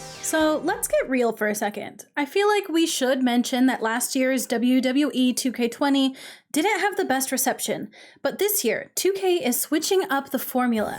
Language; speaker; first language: English; native; English